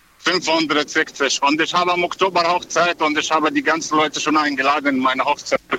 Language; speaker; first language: German; non-native, learner; Arabic